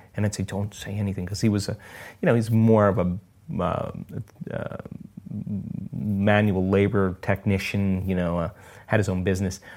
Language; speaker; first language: English; early bilingual, other home language; Italian